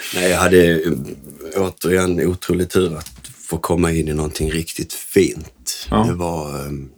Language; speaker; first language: Swedish; native; Swedish